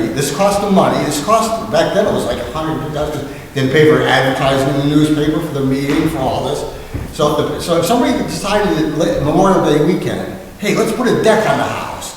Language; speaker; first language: English; native; English